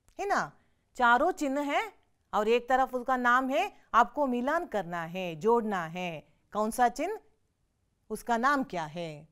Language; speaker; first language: Hindi; non-native, local second language; Kannada